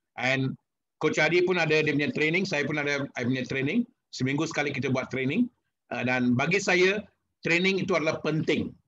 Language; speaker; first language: Malay; non-native, local second language; Tamil